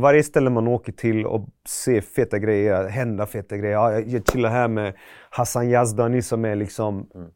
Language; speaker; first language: Swedish; early bilingual, other home language; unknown